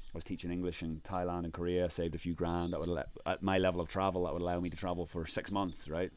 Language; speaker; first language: English; native; English